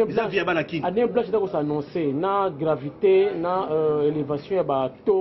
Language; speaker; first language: French; non-native, local second language; Lingala